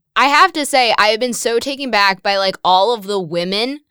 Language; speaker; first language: English; native; English